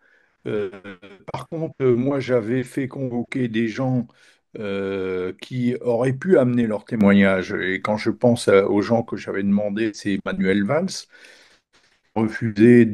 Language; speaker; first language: French; native; French